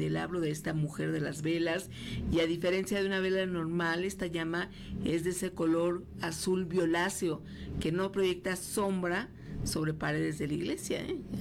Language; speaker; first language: Spanish; native; Spanish